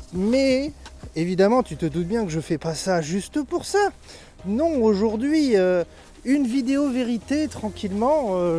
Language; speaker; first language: French; native; French